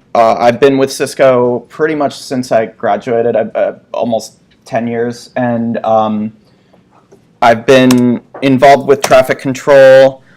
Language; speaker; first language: English; native; English